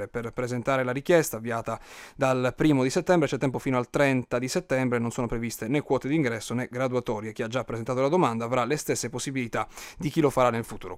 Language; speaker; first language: Italian; native; Italian